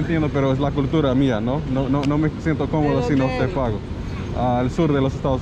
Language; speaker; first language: Spanish; non-native, learner; English